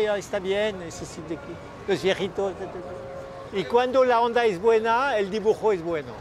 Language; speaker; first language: Spanish; non-native, fluent; French